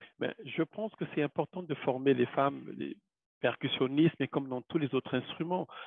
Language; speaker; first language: French; non-native, local second language; Wolof